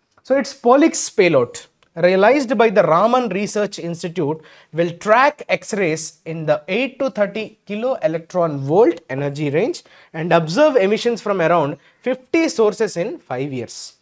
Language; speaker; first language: English; non-native, local second language; Telugu